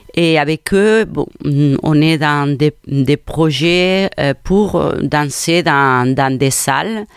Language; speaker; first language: French; non-native, fluent; Spanish